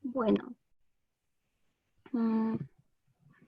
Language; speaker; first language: Spanish; non-native, fluent; Russian